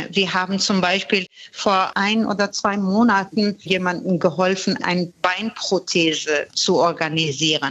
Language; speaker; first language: German; non-native, fluent; Persian